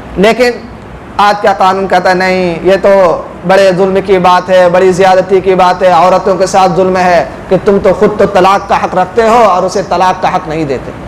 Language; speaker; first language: Urdu; native; Urdu